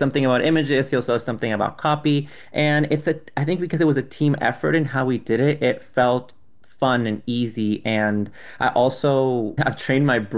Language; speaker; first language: English; non-native, fluent; Spanish